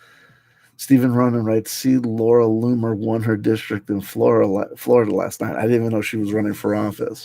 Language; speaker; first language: English; native; English